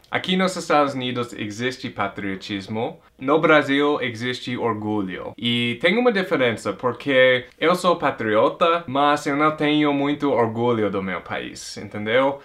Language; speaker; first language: Portuguese; non-native, fluent; English